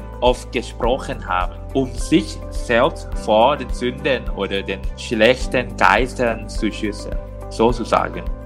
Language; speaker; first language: German; non-native, learner; Thai